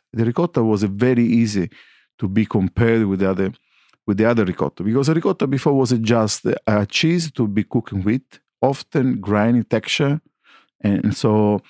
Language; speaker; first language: English; non-native, learner; Italian